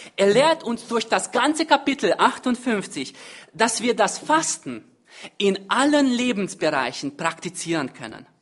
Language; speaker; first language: German; non-native, fluent; Hungarian